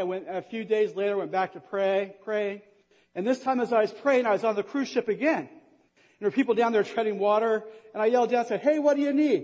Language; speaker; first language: English; native; English